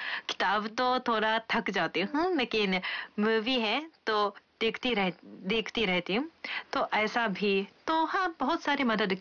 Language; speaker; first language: Hindi; non-native, fluent; Japanese